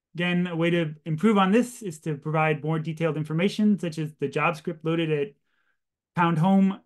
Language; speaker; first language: English; native; English